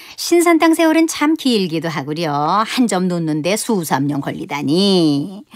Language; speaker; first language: Korean; native; Korean